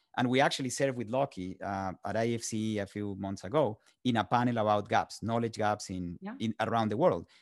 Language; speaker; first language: English; non-native, fluent; Spanish